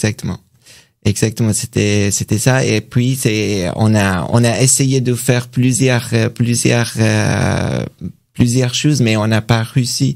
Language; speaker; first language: French; non-native, learner; Persian